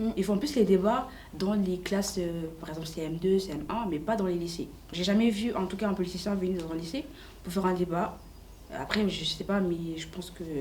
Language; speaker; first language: French; native; French